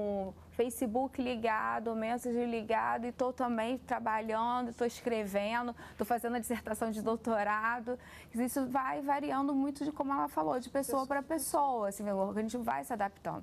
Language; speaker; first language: Portuguese; native; Portuguese